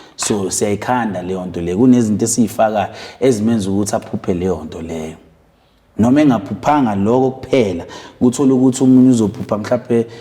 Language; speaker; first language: Zulu; native; Zulu